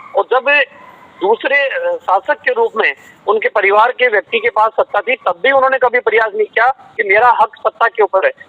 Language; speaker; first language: Hindi; native; Hindi